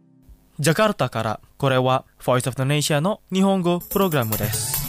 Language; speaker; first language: Japanese; non-native, fluent; Indonesian